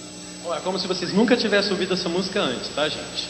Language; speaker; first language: Portuguese; native; Portuguese